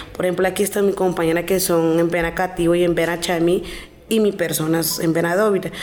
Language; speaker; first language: Spanish; non-native, local second language; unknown